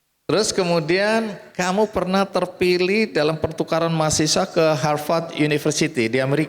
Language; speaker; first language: Indonesian; native; Indonesian